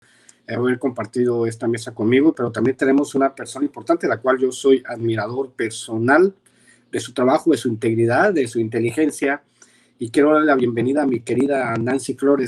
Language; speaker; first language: Spanish; native; Spanish